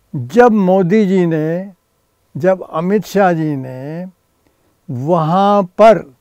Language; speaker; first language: Hindi; native; Hindi